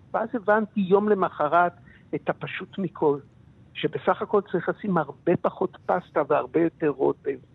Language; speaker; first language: Hebrew; native; Hebrew